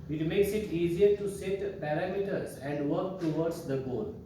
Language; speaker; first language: English; non-native, local second language; Marathi